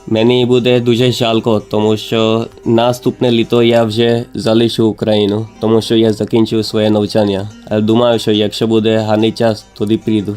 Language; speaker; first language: Ukrainian; non-native, learner; Gujarati